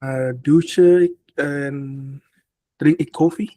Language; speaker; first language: Dutch; non-native, learner; Indonesian